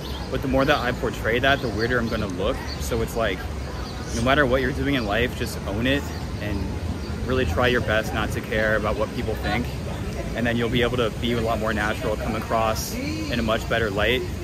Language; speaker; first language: English; native; English